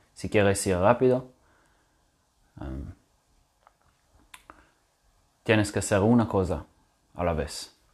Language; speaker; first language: Spanish; non-native, fluent; French